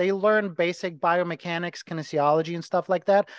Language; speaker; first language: English; non-native, fluent; Ukrainian